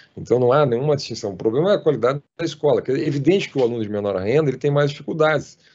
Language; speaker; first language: Portuguese; native; Portuguese